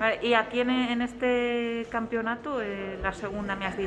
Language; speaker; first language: Spanish; native; Spanish